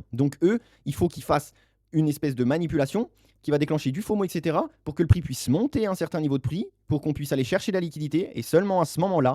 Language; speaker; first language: French; native; French